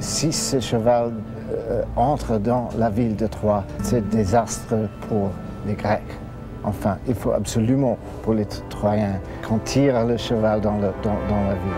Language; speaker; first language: French; non-native, fluent; English